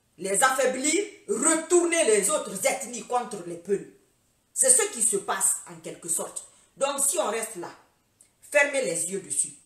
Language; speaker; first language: French; non-native, local second language; Fula